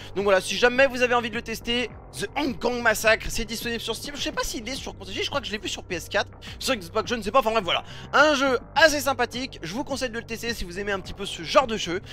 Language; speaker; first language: French; native; French